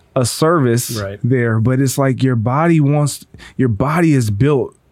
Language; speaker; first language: English; native; English